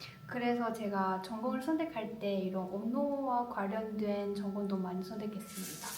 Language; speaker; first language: Korean; non-native, learner; Chinese